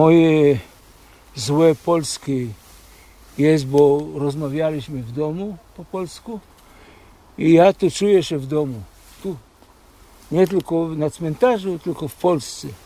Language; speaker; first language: Polish; early bilingual, heritage; Polish